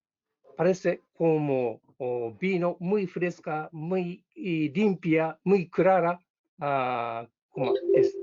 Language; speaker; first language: Spanish; non-native, learner; Japanese